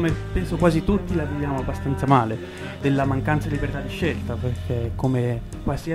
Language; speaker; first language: Italian; native; Italian